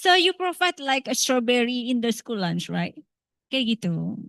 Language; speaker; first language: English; non-native, fluent; Indonesian